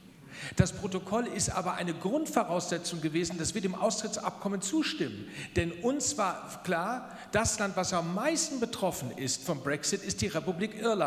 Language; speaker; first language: German; native; German